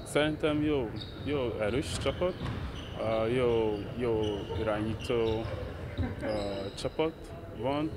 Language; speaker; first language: Hungarian; non-native, learner; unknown